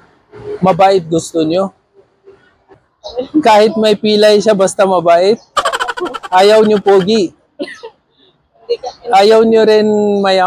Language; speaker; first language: Filipino; non-native, learner; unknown